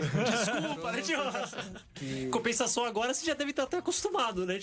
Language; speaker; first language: Portuguese; native; Portuguese